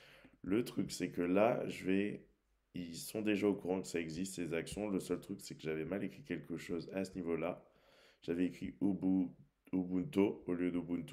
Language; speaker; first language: French; native; French